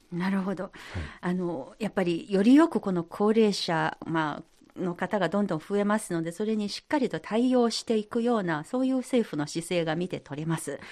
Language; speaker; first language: Japanese; non-native, fluent; Chinese